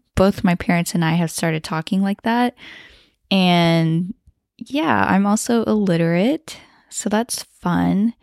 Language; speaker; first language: English; early bilingual, other home language; Chinese